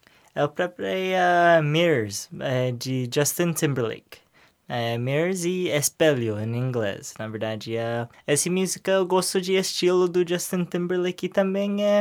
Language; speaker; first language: Portuguese; non-native, learner; English